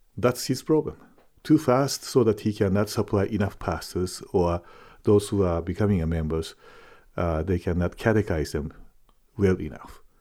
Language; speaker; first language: English; non-native, fluent; Japanese